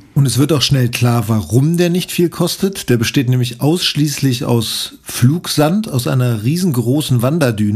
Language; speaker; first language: German; native; German